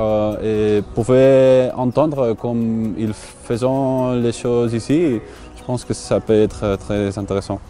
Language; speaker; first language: French; non-native, fluent; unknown